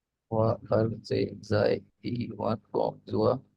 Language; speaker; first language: Chinese; non-native, learner; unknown